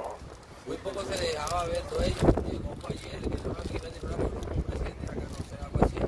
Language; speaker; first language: Spanish; native; Spanish